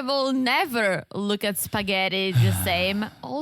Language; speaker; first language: English; native; English